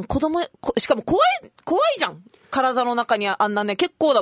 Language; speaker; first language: Japanese; native; Japanese